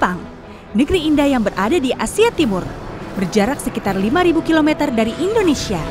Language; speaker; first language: Indonesian; native; Indonesian